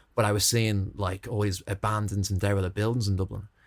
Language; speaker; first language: English; native; English